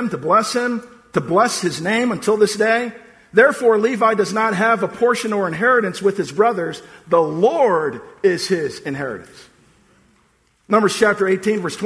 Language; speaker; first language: English; native; English